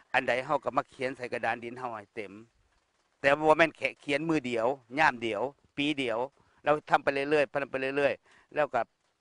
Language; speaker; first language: Thai; native; Thai